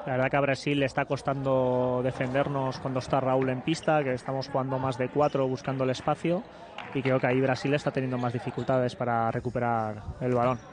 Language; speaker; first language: Spanish; native; Spanish